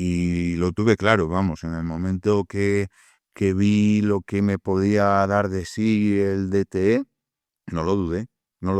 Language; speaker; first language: Spanish; native; Spanish